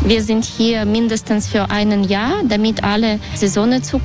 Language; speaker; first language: German; non-native, learner; Russian